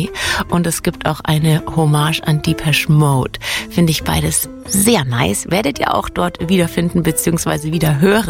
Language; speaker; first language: German; native; German